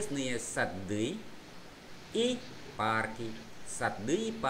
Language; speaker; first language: Russian; non-native, fluent; Vietnamese